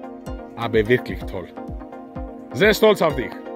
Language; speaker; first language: German; non-native, fluent; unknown